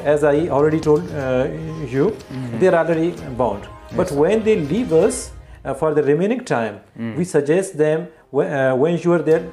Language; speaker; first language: English; non-native, local second language; Baluchi